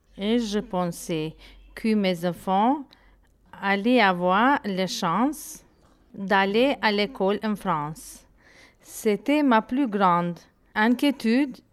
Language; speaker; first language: French; non-native, learner; Albanian